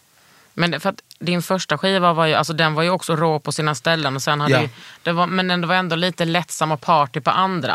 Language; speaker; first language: Swedish; native; Swedish